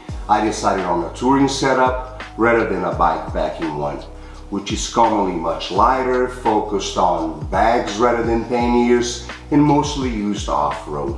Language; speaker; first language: English; non-native, fluent; Portuguese